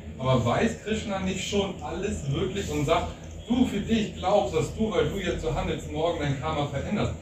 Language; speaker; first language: German; native; German